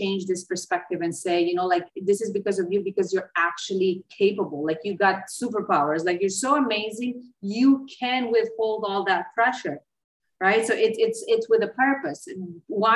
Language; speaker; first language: English; non-native, fluent; Slovenian